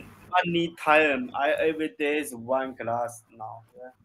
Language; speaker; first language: English; non-native, learner; Chinese